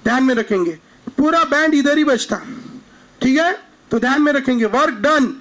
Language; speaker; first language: Hindi; non-native, local second language; Marathi